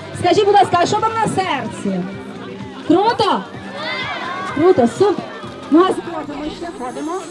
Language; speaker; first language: Ukrainian; native; Ukrainian